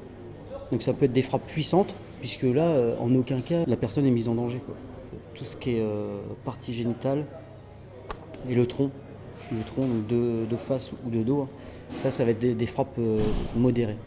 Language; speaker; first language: French; native; French